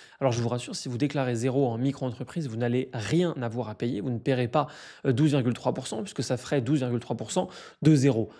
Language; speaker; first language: French; native; French